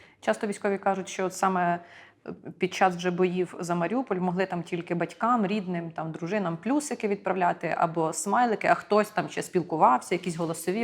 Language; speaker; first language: Ukrainian; native; Ukrainian